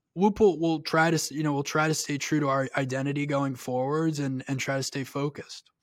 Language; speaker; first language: English; native; English